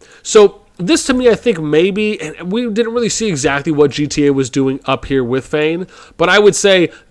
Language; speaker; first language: English; native; English